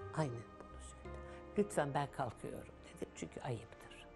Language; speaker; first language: Turkish; non-native, local second language; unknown